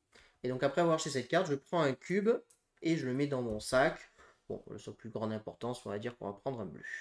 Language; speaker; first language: French; native; French